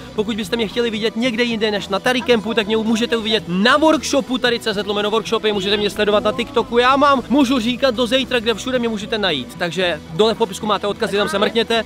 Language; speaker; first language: Czech; early bilingual, other home language; Ukrainian